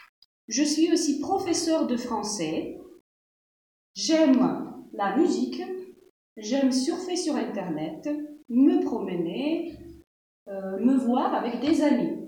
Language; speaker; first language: French; non-native, fluent; Russian